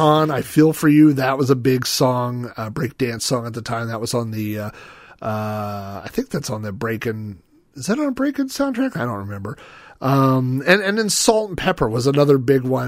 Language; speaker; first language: English; native; English